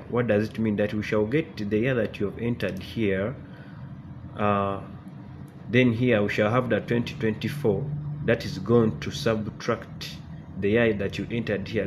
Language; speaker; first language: English; non-native, local second language; Ganda